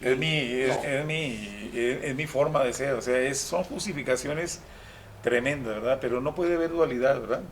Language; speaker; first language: Spanish; native; Spanish